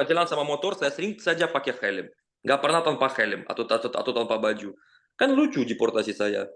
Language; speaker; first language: Indonesian; non-native, fluent; Russian